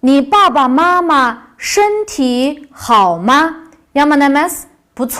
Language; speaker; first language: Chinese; non-native, local second language; Uyghur